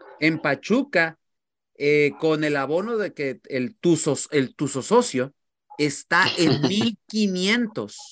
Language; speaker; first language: Spanish; native; Spanish